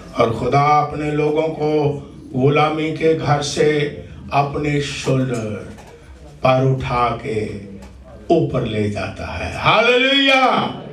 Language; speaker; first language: Urdu; non-native, local second language; Punjabi